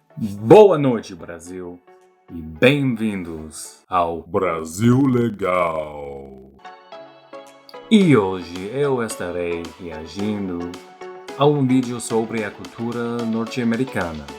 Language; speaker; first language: Portuguese; non-native, fluent; English